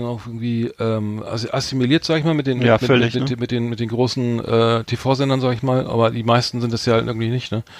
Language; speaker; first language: German; native; German